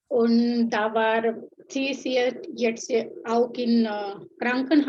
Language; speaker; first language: German; non-native, learner; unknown